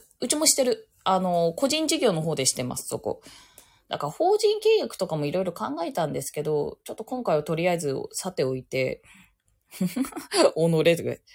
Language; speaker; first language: Japanese; native; Japanese